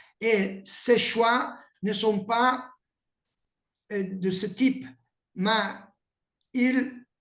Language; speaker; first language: French; non-native, learner; Italian